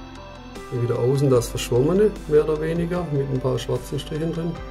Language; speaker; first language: German; native; German